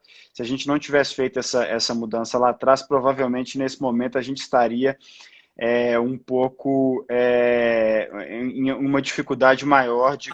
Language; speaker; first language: Portuguese; native; Portuguese